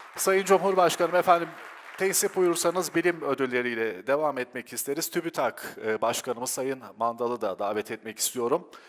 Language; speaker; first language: Turkish; native; Turkish